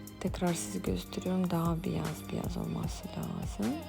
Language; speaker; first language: Turkish; non-native, fluent; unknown